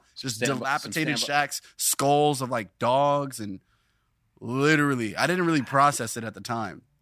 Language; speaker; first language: English; native; English